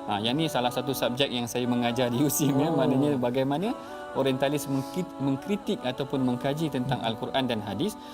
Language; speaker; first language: Malay; native; Malay